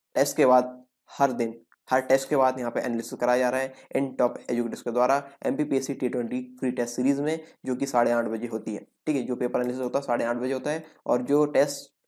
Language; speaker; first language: Hindi; native; Hindi